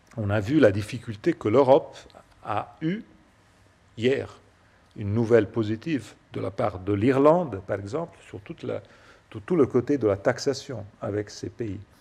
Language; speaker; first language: French; non-native, fluent; Italian